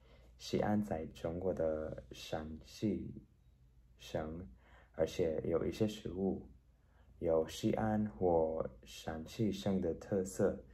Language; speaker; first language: Chinese; non-native, learner; Spanish